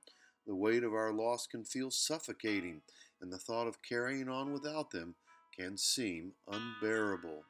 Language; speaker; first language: English; native; English